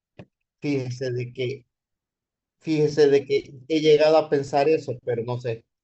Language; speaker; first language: Spanish; native; Spanish